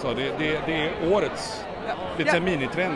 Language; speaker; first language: Swedish; native; Swedish